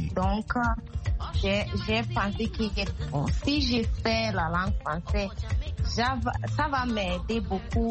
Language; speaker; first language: French; non-native, learner; Akan